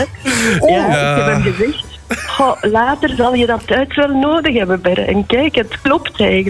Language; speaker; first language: Dutch; non-native, fluent; German